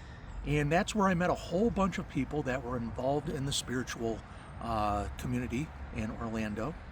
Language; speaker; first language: English; native; English